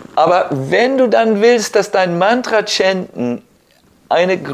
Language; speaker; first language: German; native; German